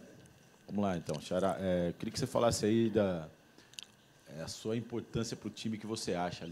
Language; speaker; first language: Portuguese; native; Portuguese